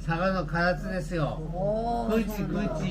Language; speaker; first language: Japanese; native; Japanese